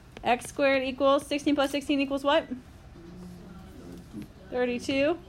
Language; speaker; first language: English; native; English